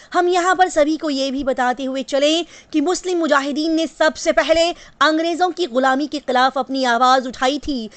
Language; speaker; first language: Urdu; native; Urdu